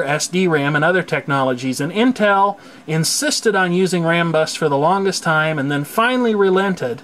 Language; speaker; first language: English; native; English